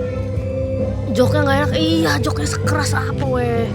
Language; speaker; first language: Indonesian; native; Indonesian